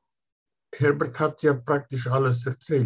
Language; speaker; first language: German; non-native, fluent; Russian